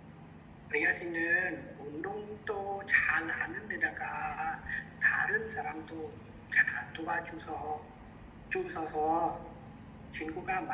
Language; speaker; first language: Korean; non-native, learner; Vietnamese